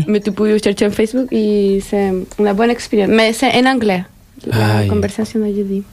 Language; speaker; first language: French; non-native, learner; Spanish